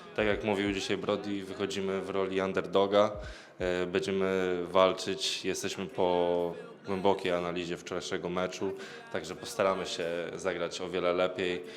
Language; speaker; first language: Polish; native; Polish